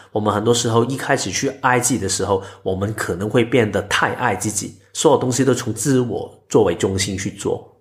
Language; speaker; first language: Chinese; non-native, local second language; Cantonese